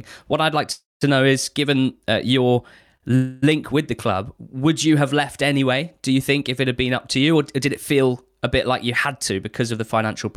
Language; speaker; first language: English; native; English